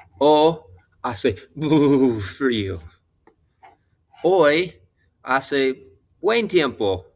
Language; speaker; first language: Spanish; non-native, fluent; English